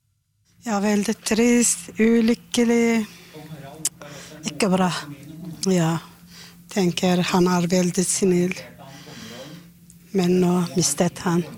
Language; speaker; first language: Norwegian; non-native, learner; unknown